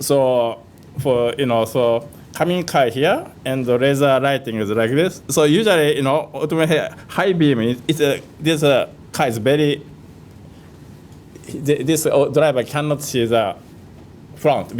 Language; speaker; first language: English; non-native, fluent; Japanese